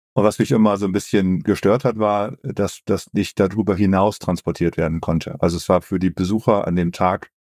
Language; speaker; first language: German; native; German